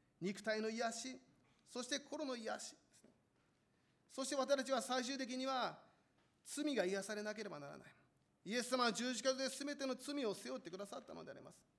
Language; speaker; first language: Japanese; non-native, fluent; Korean